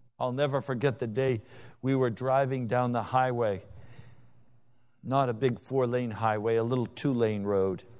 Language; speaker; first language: English; native; English